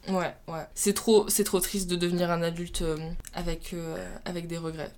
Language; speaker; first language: French; native; French